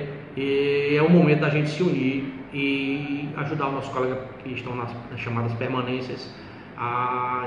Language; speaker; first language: Portuguese; native; Portuguese